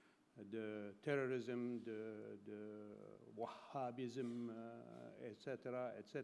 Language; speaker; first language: French; non-native, fluent; Arabic